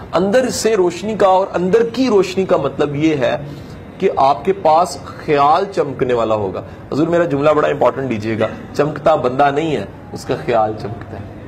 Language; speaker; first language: Urdu; non-native, local second language; Punjabi